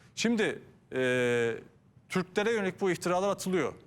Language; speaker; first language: Turkish; native; Turkish